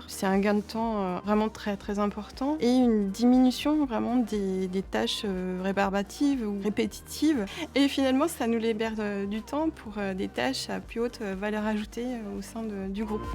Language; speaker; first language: French; native; French